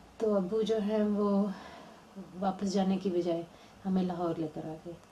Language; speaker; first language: Urdu; non-native, local second language; Pashto